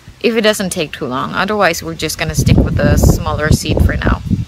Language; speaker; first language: English; non-native, fluent; Indonesian